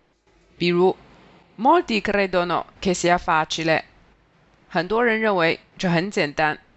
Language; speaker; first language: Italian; non-native, fluent; Chinese